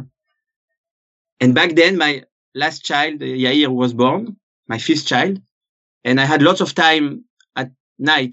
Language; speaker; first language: English; non-native, fluent; French